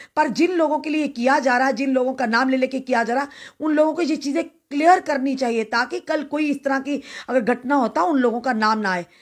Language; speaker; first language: Hindi; native; Hindi